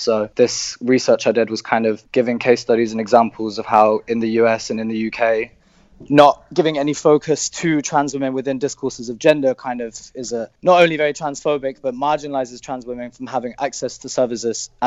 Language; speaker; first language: English; native; English